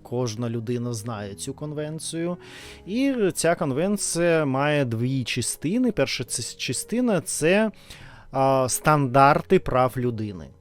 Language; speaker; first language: Ukrainian; non-native, learner; Russian